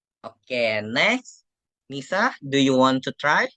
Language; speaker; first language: English; non-native, fluent; Indonesian